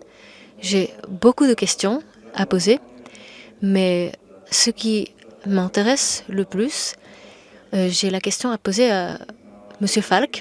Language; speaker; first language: French; non-native, fluent; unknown